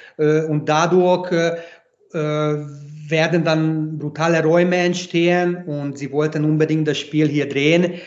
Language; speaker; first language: German; non-native, fluent; Hungarian